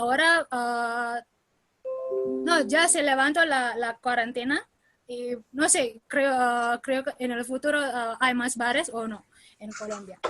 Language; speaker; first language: Spanish; non-native, learner; Indonesian